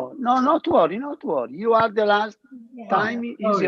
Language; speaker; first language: English; non-native, learner; Italian